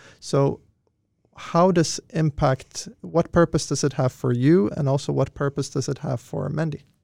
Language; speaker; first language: English; non-native, fluent; Swedish